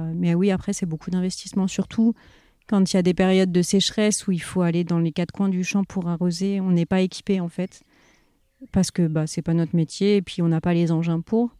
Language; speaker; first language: French; native; French